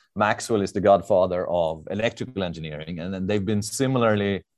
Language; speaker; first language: English; non-native, fluent; Swedish